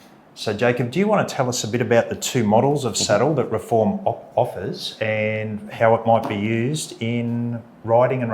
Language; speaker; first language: English; native; English